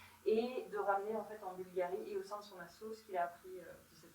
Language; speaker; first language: French; native; French